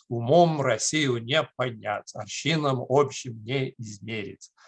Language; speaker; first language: Russian; non-native, fluent; English